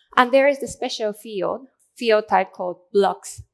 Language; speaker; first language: English; non-native, fluent; Japanese